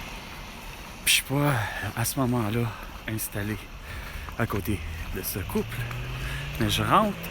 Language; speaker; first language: French; native; French